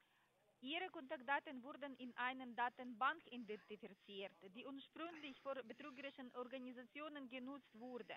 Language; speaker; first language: German; non-native, learner; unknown